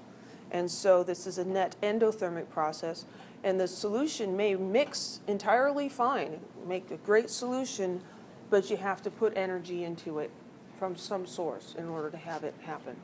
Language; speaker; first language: English; native; English